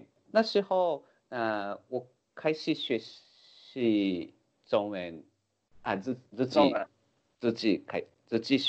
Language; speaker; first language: Chinese; non-native, learner; Japanese